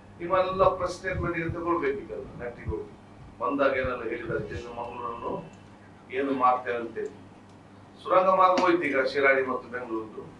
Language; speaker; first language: Kannada; non-native, local second language; Badaga